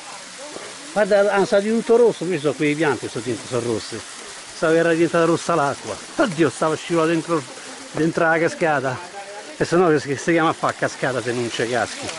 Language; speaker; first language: Italian; native; Italian